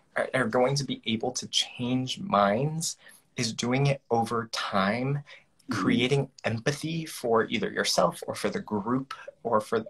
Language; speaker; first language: English; native; English